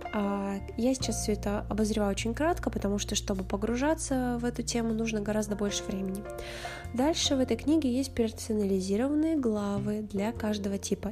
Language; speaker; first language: Russian; native; Russian